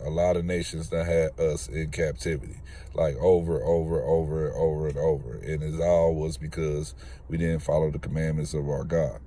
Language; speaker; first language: English; native; English